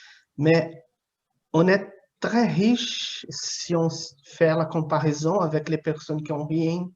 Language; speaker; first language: French; non-native, fluent; Portuguese